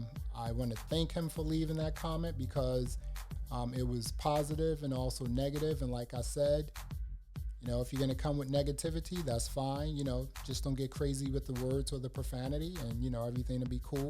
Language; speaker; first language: English; native; English